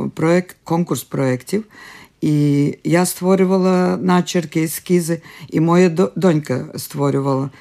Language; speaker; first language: Ukrainian; early bilingual, other home language; Latvian